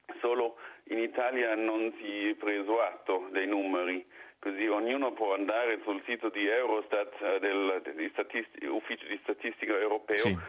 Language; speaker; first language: Italian; non-native, fluent; German